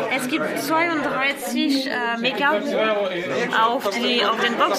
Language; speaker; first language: German; non-native, learner; French